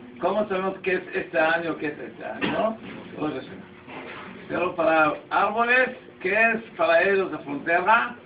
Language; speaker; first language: Spanish; non-native, learner; Hebrew